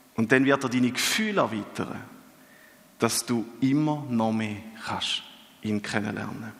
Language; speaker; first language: German; native; German